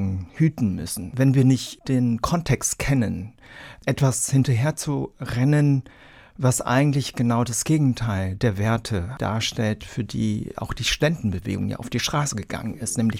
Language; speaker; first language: German; early bilingual, other home language; Vietnamese